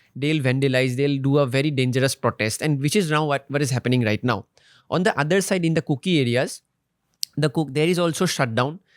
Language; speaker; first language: English; non-native, local second language; Assamese